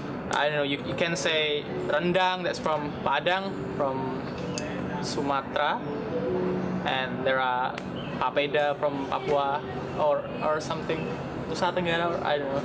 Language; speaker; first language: English; non-native, learner; Indonesian